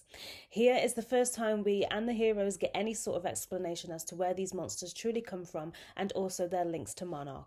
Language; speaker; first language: English; native; English